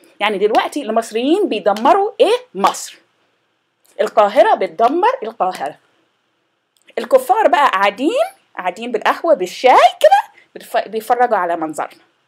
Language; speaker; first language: Arabic; non-native, fluent; English